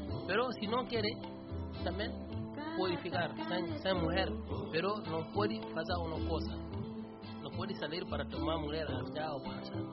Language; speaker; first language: Spanish; non-native, learner; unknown